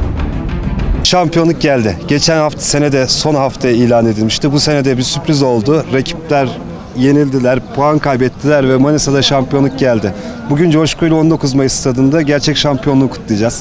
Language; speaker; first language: Turkish; native; Turkish